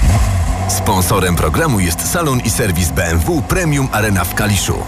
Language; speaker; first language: Polish; native; Polish